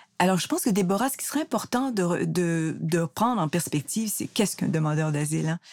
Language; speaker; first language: French; native; French